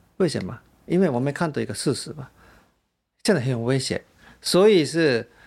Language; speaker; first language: Chinese; non-native, fluent; Japanese